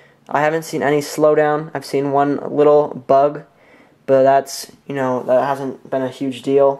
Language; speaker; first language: English; native; English